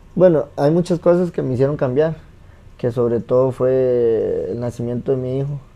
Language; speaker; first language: Spanish; native; Spanish